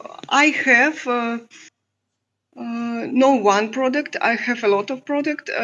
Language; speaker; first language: English; non-native, learner; Russian